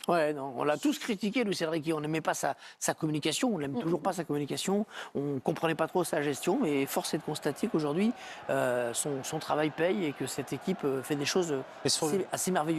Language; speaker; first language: French; native; French